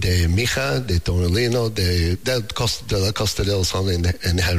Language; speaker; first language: Spanish; non-native, learner; English